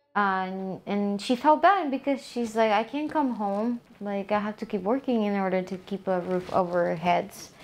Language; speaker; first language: English; early bilingual, other home language; Spanish